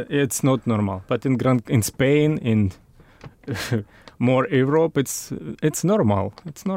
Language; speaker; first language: English; non-native, learner; Russian